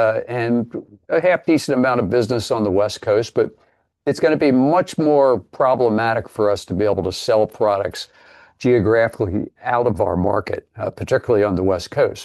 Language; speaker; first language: English; native; English